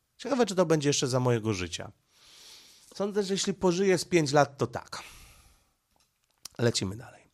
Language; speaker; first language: Polish; native; Polish